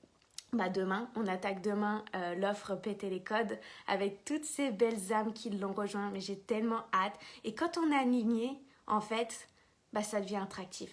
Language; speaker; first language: French; native; French